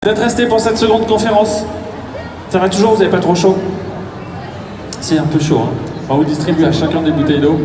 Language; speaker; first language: French; native; French